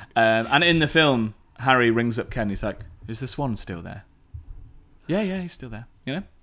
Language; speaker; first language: English; native; English